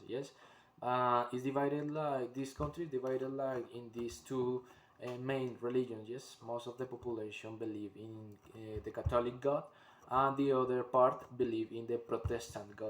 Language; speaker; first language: English; non-native, learner; Spanish